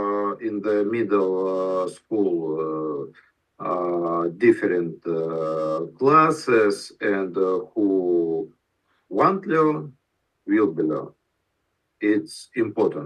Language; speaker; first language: English; non-native, learner; Russian